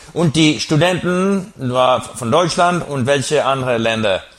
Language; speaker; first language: German; non-native, learner; English